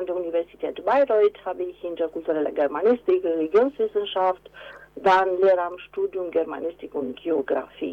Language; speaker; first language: German; non-native, fluent; Romanian